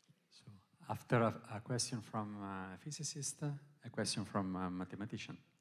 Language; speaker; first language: English; non-native, fluent; Italian